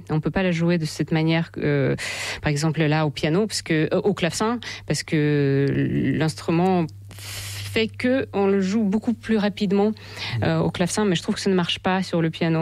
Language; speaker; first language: French; non-native, fluent; Russian